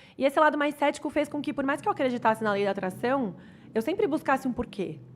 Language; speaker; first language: Portuguese; native; Portuguese